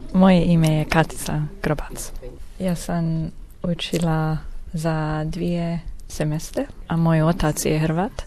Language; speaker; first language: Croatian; early bilingual, heritage; English